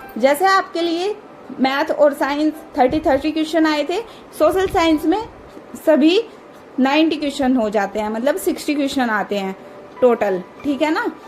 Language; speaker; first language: Hindi; native; Hindi